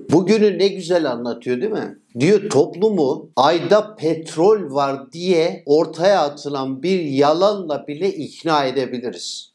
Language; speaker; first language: Turkish; native; Turkish